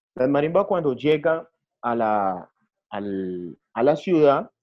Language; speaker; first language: Spanish; native; Spanish